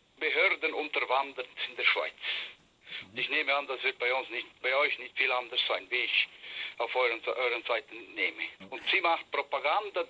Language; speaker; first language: German; non-native, local second language; Romansh